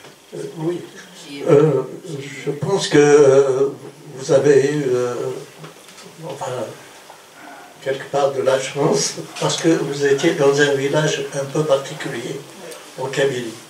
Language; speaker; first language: French; non-native, local second language; Kabyle